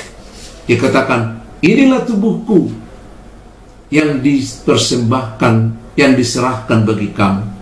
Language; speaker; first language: Indonesian; native; Indonesian